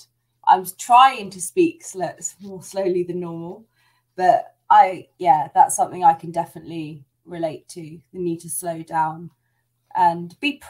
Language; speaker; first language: English; native; English